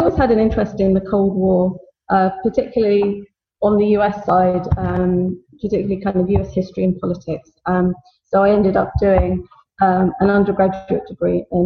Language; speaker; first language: English; native; English